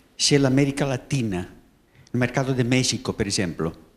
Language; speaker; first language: Italian; non-native, learner; Spanish